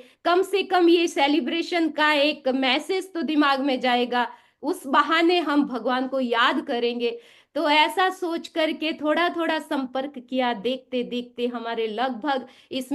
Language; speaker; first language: Hindi; native; Hindi